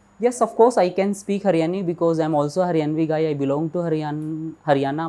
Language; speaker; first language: English; non-native, local second language; Hindi